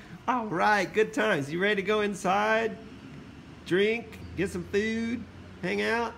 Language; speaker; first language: English; native; English